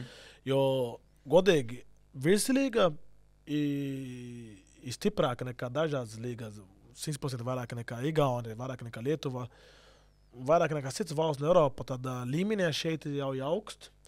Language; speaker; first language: Latvian; non-native, learner; Portuguese